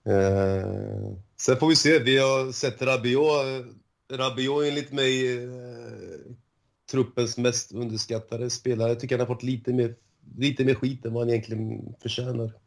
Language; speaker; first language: Swedish; early bilingual, other home language; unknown